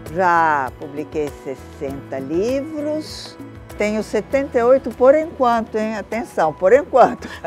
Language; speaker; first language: Portuguese; early bilingual, other home language; Italian